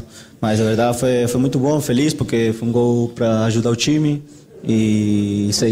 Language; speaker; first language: Portuguese; non-native, fluent; Spanish